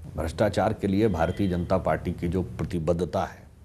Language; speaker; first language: Hindi; native; Hindi